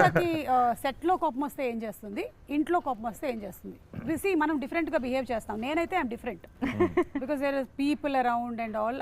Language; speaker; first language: Telugu; native; Telugu